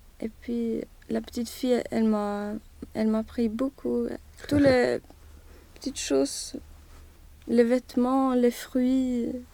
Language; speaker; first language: French; non-native, learner; Swedish